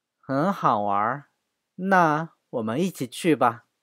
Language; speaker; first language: Chinese; non-native, fluent; Korean